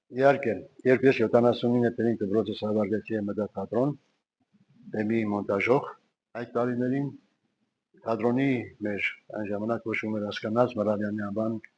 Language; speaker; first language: Armenian; native; Armenian